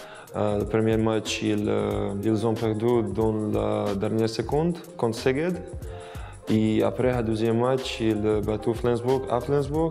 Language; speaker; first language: French; non-native, learner; Croatian